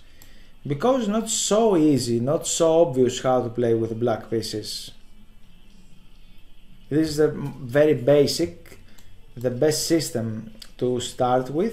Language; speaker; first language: English; non-native, fluent; Greek